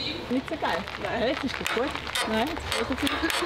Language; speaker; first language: German; native; German